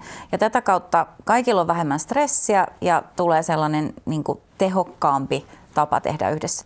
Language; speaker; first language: Finnish; native; Finnish